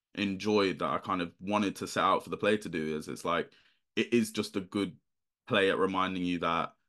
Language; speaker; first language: English; native; English